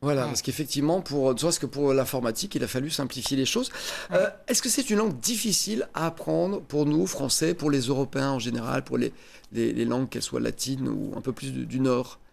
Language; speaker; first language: French; native; French